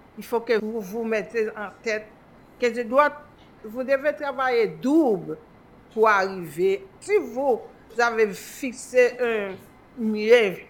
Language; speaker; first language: French; non-native, local second language; Haitian Creole